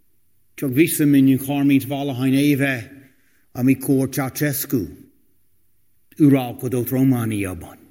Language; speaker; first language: Hungarian; non-native, fluent; English